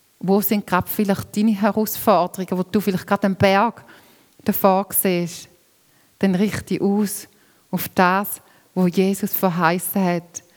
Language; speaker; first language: German; native; German